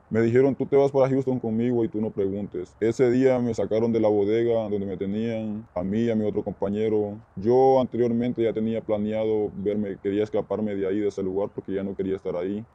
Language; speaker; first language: Spanish; native; Spanish